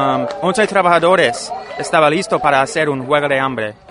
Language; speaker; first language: Spanish; non-native, learner; English